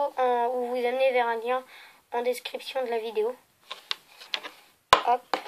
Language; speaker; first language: French; native; French